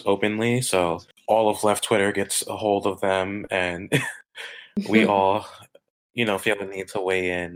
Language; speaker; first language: English; native; English